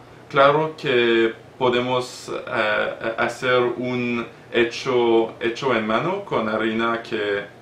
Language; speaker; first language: Spanish; non-native, learner; French